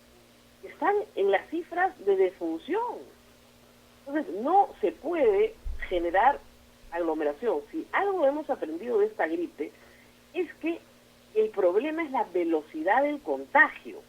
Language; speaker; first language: Spanish; native; Spanish